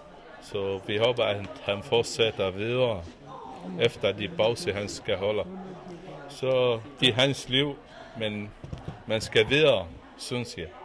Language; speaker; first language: Danish; non-native, learner; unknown